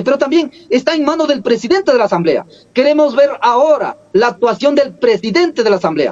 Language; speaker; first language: Spanish; native; Spanish